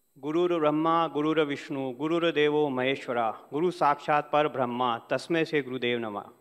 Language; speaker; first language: Hindi; native; Hindi